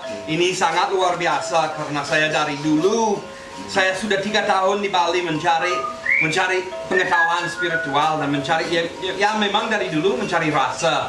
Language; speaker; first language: Indonesian; non-native, fluent; Spanish